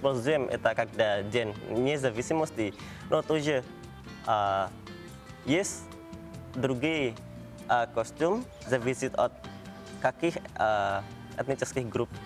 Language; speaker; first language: Russian; non-native, learner; Indonesian